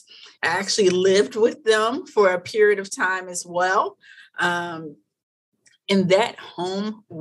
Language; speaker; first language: English; native; English